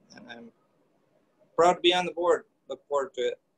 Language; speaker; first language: English; native; English